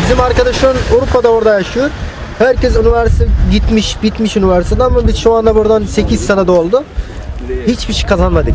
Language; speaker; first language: Turkish; non-native, learner; Arabic